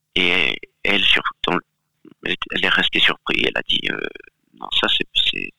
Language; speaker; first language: French; non-native, fluent; Galician